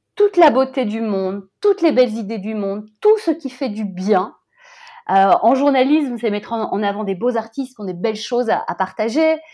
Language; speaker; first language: French; native; French